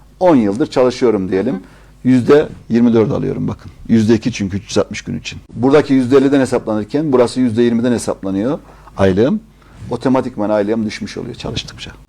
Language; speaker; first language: Turkish; native; Turkish